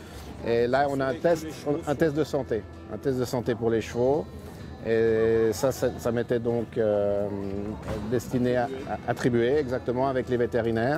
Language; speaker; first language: French; native; French